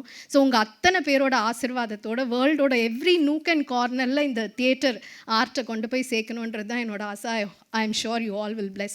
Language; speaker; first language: Tamil; native; Tamil